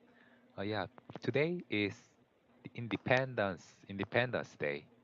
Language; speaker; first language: English; non-native, learner; Korean